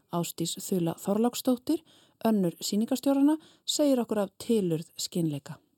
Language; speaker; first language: Icelandic; native; Icelandic